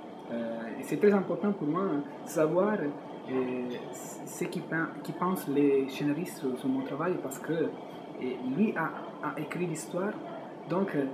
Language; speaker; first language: French; non-native, fluent; Italian